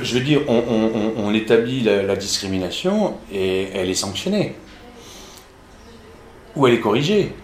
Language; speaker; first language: French; native; French